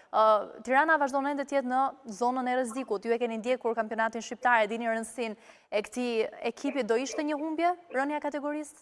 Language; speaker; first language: Albanian; native; Albanian